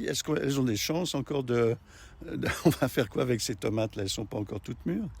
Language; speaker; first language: French; native; French